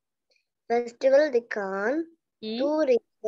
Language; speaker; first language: French; non-native, learner; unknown